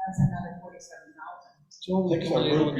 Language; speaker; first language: English; native; English